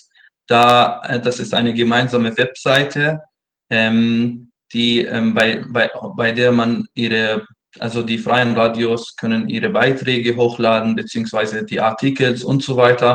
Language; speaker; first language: German; non-native, fluent; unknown